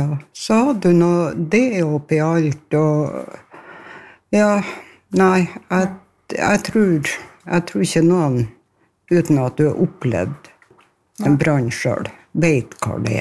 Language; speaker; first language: Norwegian; native; Norwegian